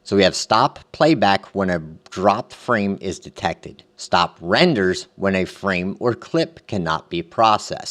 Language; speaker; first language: English; native; English